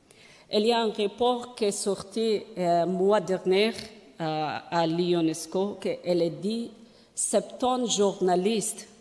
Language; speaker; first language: French; non-native, learner; Persian